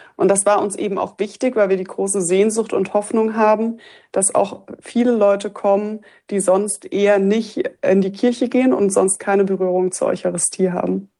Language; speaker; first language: German; native; German